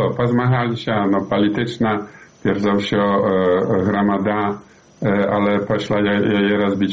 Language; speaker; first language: Polish; non-native, learner; Belarusian